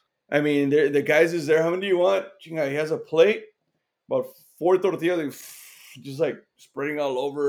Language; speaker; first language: English; early bilingual, other home language; Spanish